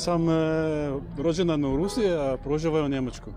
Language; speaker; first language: Serbian; non-native, learner; Russian